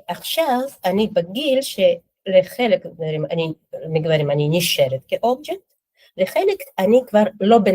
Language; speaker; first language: Hebrew; non-native, fluent; Russian